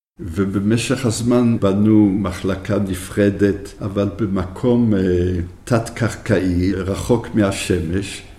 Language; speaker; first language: Hebrew; early bilingual, other home language; French